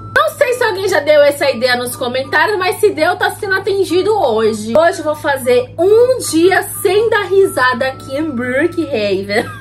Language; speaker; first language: Portuguese; native; Portuguese